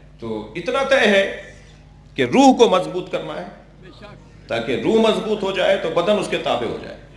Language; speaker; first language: Urdu; native; Urdu